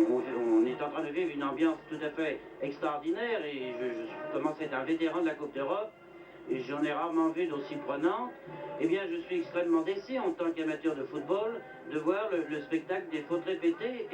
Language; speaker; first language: French; native; French